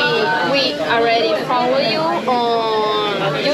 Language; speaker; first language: English; non-native, fluent; Portuguese